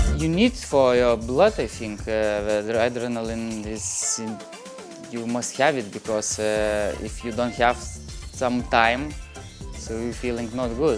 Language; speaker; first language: English; non-native, learner; Lithuanian